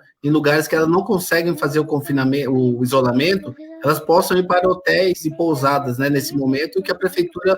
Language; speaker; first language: Portuguese; native; Portuguese